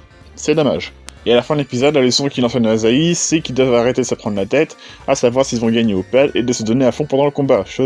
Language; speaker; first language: French; native; French